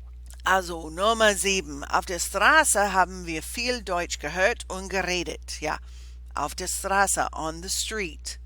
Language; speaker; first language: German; non-native, fluent; English